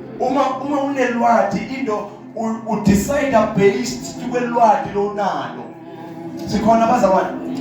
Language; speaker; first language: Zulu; non-native, local second language; Swati